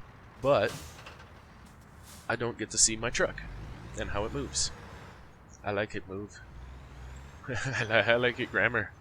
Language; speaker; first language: English; native; English